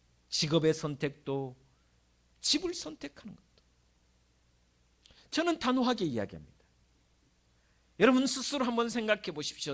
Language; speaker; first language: Korean; native; Korean